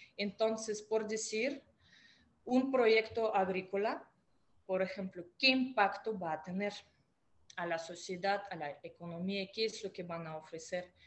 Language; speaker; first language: Spanish; non-native, fluent; Russian